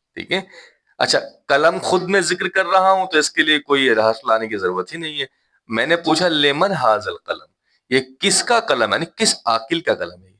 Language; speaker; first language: Urdu; native; Urdu